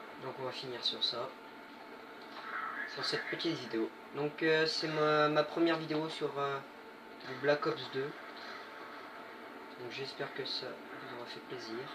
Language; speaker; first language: French; native; French